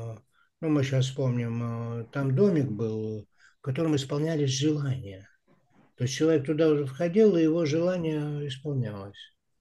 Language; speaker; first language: Russian; native; Russian